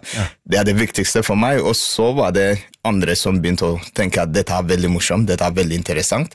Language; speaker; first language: Norwegian; non-native, fluent; Swahili